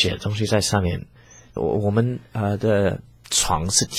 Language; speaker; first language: Chinese; early bilingual, heritage; English